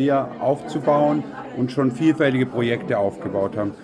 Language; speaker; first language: German; native; German